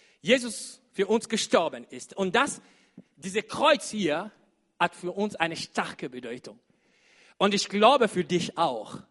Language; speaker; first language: German; non-native, fluent; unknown